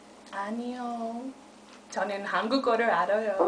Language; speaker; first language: Korean; non-native, fluent; English